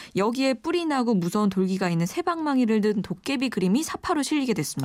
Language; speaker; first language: Korean; native; Korean